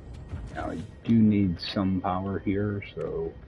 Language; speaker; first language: English; native; English